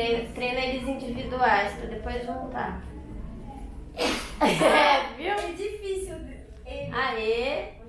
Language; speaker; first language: Portuguese; non-native, learner; French